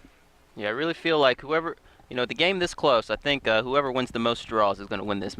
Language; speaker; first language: English; native; English